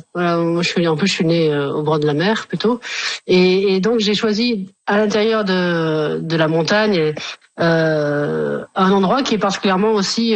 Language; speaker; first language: French; native; French